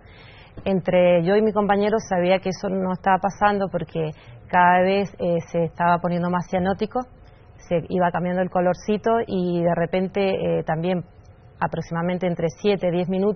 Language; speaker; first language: Spanish; native; Spanish